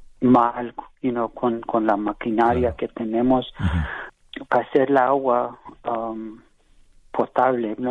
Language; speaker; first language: Spanish; early bilingual, heritage; English